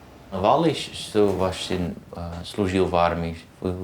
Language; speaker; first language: Russian; non-native, fluent; Dutch